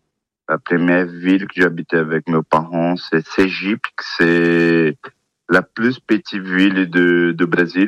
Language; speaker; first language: French; non-native, fluent; Portuguese